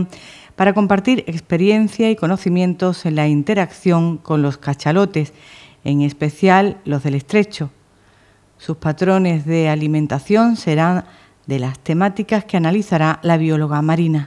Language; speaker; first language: Spanish; native; Spanish